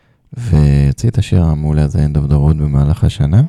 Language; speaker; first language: Hebrew; native; Hebrew